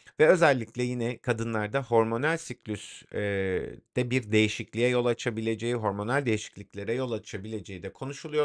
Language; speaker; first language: Turkish; native; Turkish